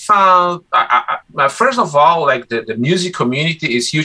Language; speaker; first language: English; non-native, fluent; Portuguese